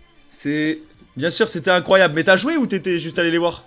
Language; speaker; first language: French; native; French